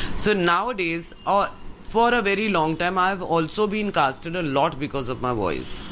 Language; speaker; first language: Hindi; non-native, local second language; Sindhi